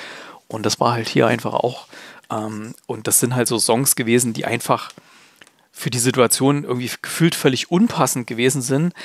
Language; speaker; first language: German; native; German